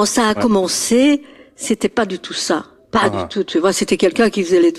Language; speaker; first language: French; native; French